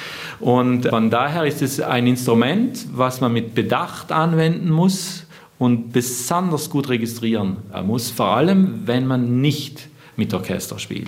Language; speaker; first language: German; native; German